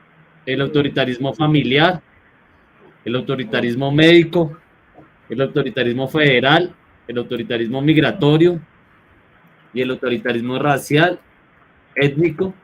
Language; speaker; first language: Spanish; native; Spanish